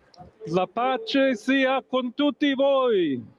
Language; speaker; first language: Italian; non-native, fluent; English